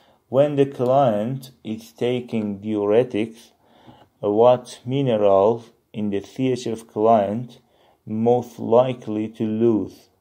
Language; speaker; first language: English; non-native, fluent; Persian